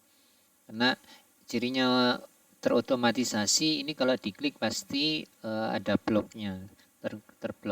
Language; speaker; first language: Indonesian; native; Indonesian